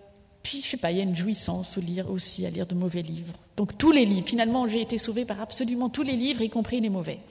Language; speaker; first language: French; native; French